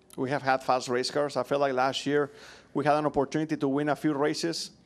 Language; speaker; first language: English; non-native, fluent; Spanish